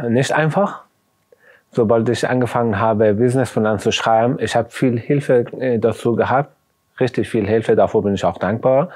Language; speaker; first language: German; non-native, fluent; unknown